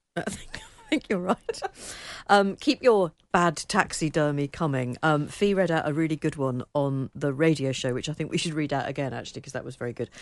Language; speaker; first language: English; native; English